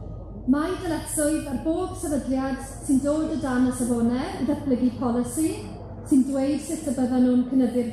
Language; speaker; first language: Welsh; native; Welsh